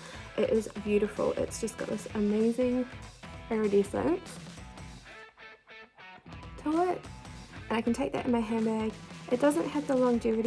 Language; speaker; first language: English; native; English